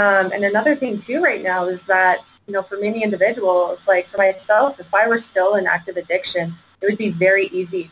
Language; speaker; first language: English; native; English